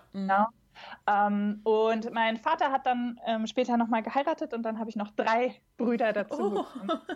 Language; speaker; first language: German; native; German